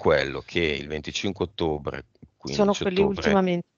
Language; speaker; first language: Italian; native; Italian